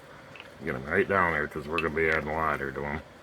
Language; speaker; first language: English; native; English